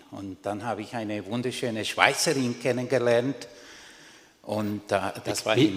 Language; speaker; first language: German; non-native, fluent; Spanish